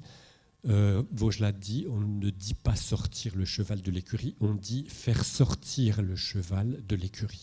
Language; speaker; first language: French; native; French